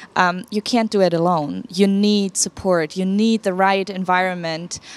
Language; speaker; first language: English; non-native, fluent; German